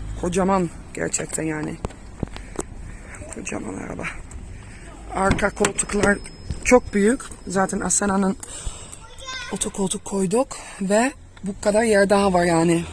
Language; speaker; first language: Turkish; non-native, fluent; Dutch